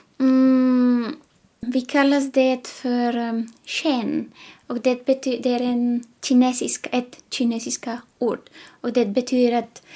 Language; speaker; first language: Swedish; non-native, fluent; Spanish